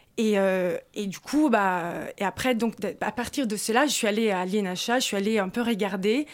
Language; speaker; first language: French; non-native, fluent; Italian